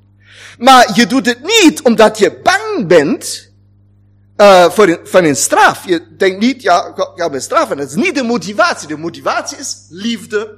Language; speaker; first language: Dutch; non-native, fluent; German